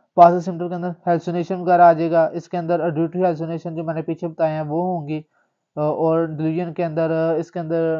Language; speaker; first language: Urdu; native; Urdu